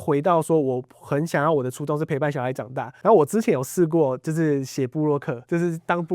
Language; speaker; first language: Chinese; native; Chinese